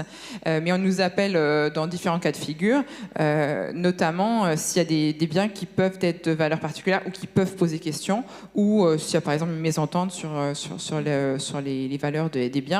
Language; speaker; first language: French; native; French